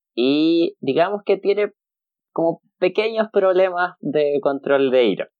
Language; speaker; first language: Spanish; native; Spanish